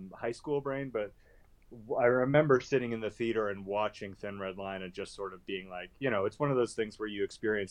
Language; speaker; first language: English; native; English